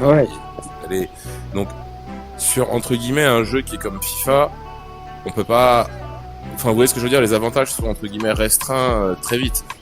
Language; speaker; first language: French; native; French